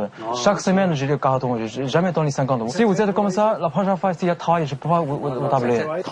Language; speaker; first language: French; non-native, learner; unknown